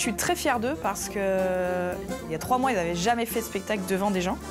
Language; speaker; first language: French; native; French